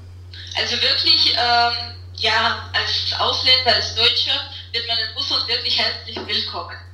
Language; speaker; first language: German; non-native, fluent; Russian